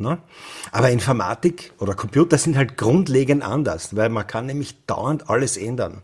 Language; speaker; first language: German; native; German